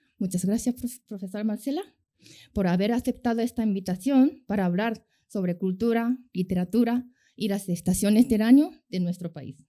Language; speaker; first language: Spanish; non-native, fluent; Japanese